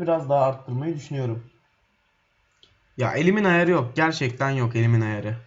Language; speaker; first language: Turkish; native; Turkish